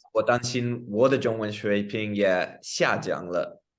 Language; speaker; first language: Chinese; non-native, learner; English